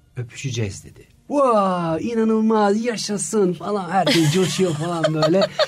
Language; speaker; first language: Turkish; early bilingual, heritage; Turkish